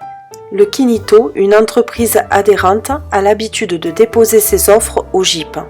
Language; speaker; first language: French; native; French